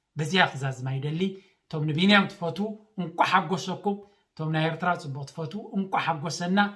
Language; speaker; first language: Tigrinya; native; Tigrinya